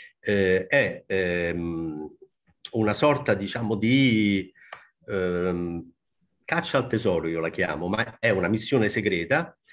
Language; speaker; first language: Italian; native; Italian